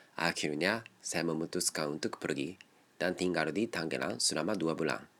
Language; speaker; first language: Indonesian; non-native, learner; Japanese